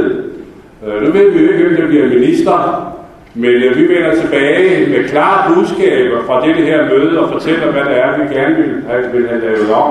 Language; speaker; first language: Danish; native; Danish